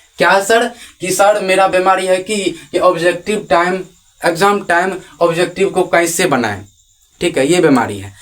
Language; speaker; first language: Hindi; native; Hindi